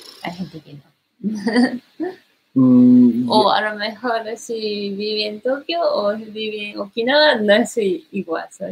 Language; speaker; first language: Spanish; non-native, learner; Japanese